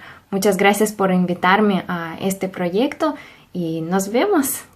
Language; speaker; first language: Spanish; non-native, fluent; Russian